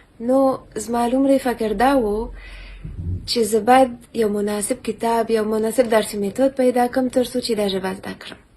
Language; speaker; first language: Pashto; non-native, fluent; French